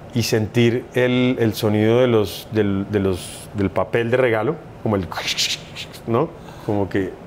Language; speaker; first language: Spanish; native; Spanish